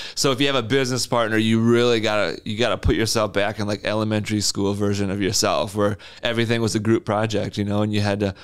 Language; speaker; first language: English; native; English